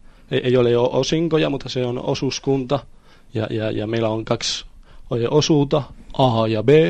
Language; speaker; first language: Finnish; non-native, fluent; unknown